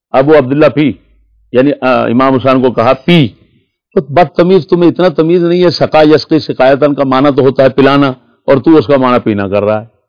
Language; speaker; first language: Urdu; native; Urdu